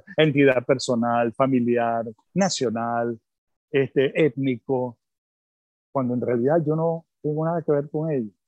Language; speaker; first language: Spanish; early bilingual, other home language; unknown